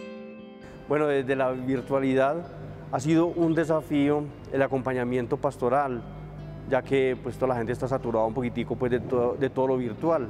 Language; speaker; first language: Spanish; native; Spanish